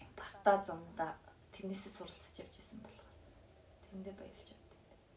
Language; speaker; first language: Mongolian; early bilingual, heritage; Mongolian